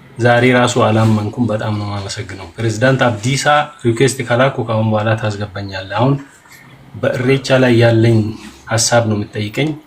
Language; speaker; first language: Amharic; non-native, local second language; Oromo